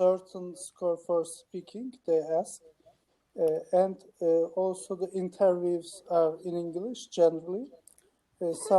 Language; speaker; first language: English; non-native, learner; Turkish